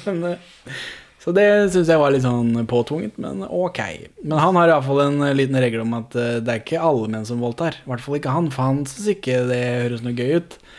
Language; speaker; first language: Norwegian; native; Norwegian